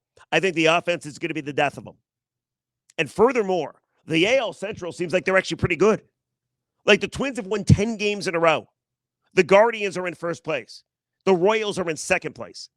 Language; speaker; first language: English; native; English